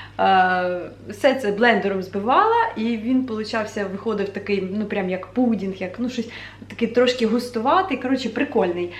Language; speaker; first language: Ukrainian; native; Ukrainian